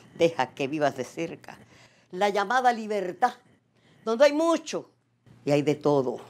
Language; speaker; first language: Spanish; native; Spanish